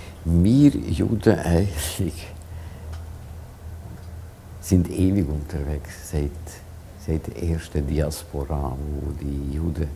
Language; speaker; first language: German; non-native, fluent; Hungarian